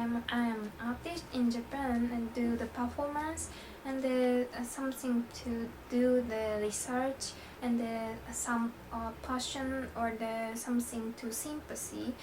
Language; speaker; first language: English; non-native, learner; Japanese